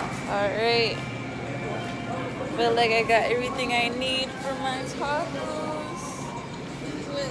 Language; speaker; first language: English; native; English